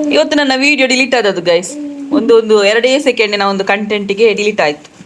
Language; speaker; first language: Kannada; native; Kannada